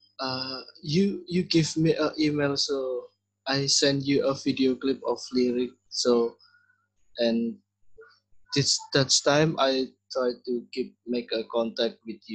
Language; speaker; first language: English; non-native, learner; Indonesian